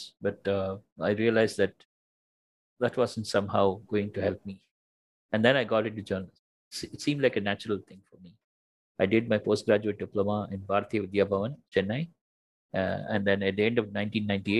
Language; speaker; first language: English; non-native, local second language; Tamil